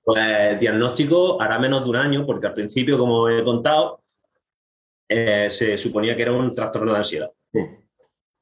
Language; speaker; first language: Spanish; native; Spanish